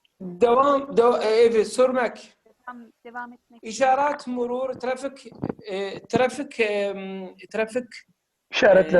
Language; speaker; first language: Turkish; non-native, learner; Arabic